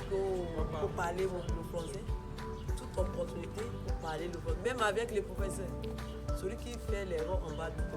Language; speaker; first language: French; non-native, fluent; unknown